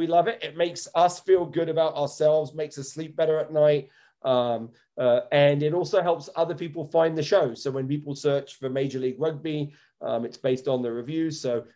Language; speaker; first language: English; native; English